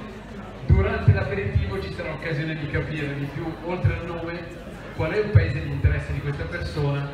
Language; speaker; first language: Italian; native; Italian